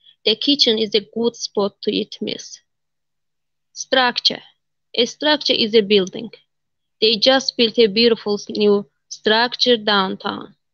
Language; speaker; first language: English; non-native, learner; Azerbaijani